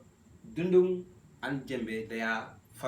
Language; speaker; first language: English; non-native, learner; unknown